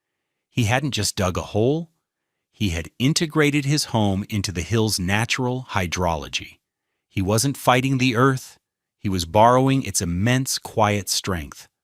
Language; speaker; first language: English; native; English